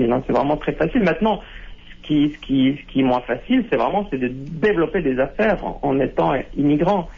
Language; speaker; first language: French; non-native, local second language; Arabic